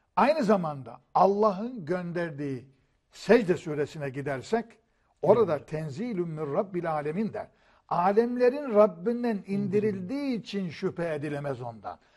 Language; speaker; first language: Turkish; native; Turkish